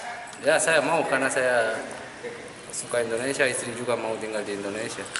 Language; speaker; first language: Indonesian; non-native, learner; Korean